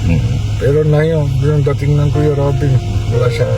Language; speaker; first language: Filipino; non-native, learner; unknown